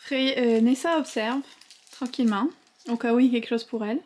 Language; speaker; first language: French; native; French